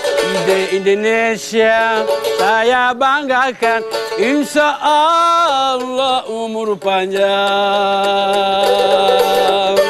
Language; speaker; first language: Indonesian; non-native, local second language; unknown